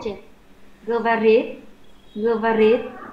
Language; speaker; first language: Russian; non-native, learner; Vietnamese